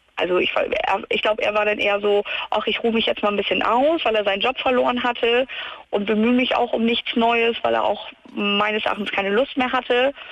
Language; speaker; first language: German; native; German